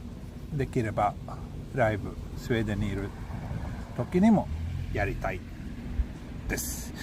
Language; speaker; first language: Japanese; non-native, fluent; Swedish